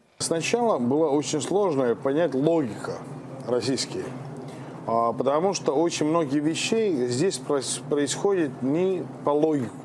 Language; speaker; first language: Russian; non-native, fluent; Finnish